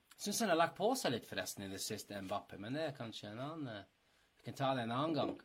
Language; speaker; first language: Norwegian; non-native, fluent; English